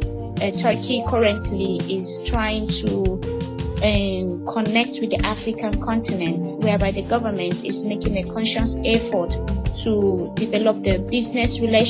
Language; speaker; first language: English; non-native, local second language; Hausa